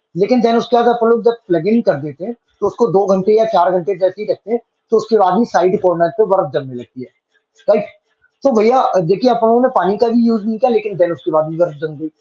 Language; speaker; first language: Hindi; native; Hindi